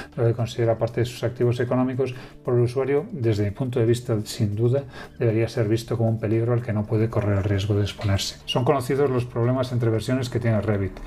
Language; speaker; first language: Spanish; native; Spanish